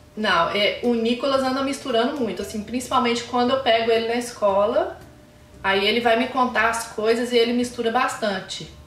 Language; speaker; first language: Portuguese; native; Portuguese